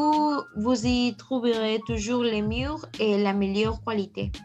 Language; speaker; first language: French; non-native, learner; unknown